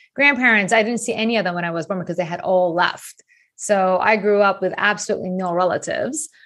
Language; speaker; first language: English; non-native, fluent; Persian